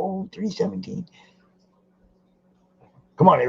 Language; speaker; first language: English; native; English